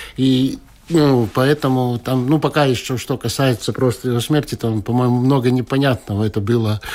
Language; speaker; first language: Russian; non-native, local second language; Latvian